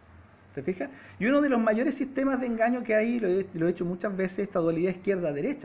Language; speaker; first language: Spanish; native; Spanish